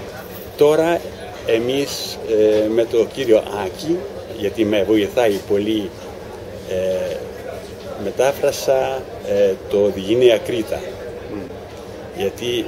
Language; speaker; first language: Greek; non-native, learner; Ukrainian